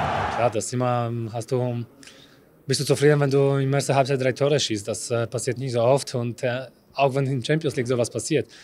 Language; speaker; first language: German; non-native, fluent; Polish